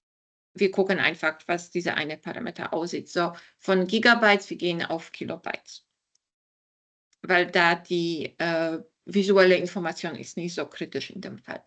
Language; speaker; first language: German; non-native, fluent; Polish